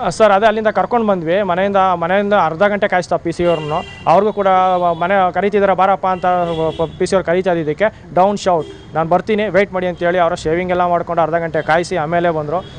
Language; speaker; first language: Kannada; native; Kannada